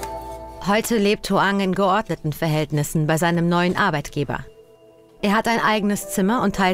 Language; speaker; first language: German; native; German